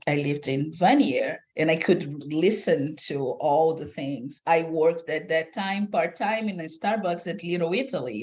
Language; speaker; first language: English; non-native, fluent; Portuguese